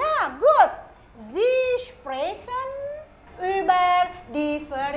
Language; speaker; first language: German; non-native, fluent; Indonesian